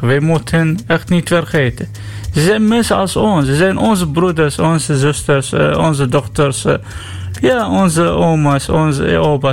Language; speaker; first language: Dutch; non-native, learner; Arabic